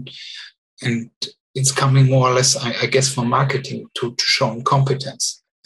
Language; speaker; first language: English; non-native, learner; German